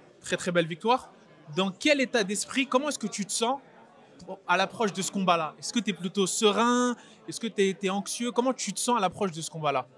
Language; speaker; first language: French; native; French